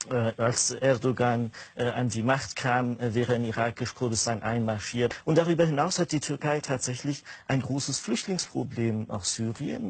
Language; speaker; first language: German; non-native, fluent; Kurdish